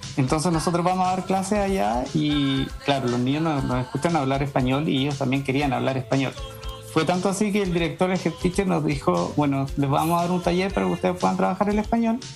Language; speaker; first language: Spanish; native; Spanish